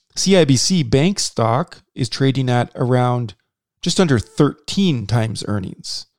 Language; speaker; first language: English; native; English